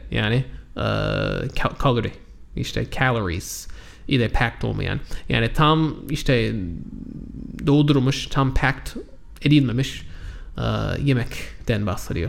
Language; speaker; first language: Turkish; non-native, fluent; English